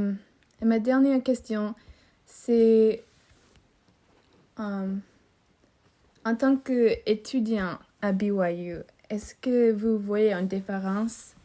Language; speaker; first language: French; non-native, learner; English